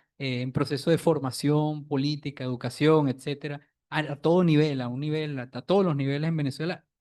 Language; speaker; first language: Spanish; native; Spanish